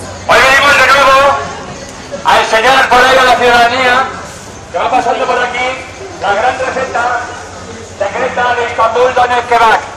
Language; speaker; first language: Spanish; native; Spanish